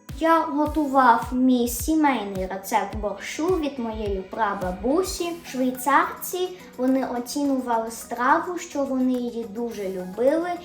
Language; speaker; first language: Ukrainian; early bilingual, heritage; German